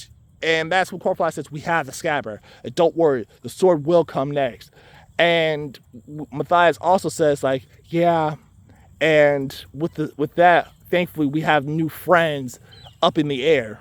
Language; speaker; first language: English; native; English